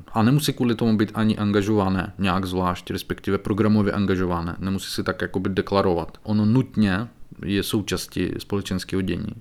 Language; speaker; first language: Czech; non-native, fluent; Belarusian